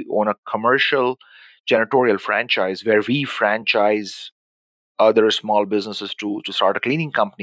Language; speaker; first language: English; non-native, local second language; Urdu